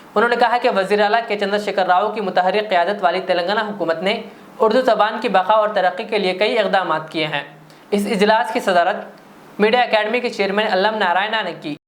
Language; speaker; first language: Urdu; native; Urdu